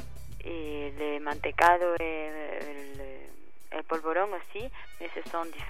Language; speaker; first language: French; non-native, learner; Spanish